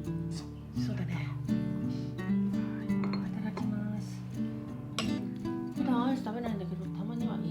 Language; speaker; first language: Japanese; native; Japanese